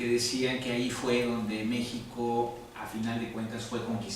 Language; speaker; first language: Spanish; native; Spanish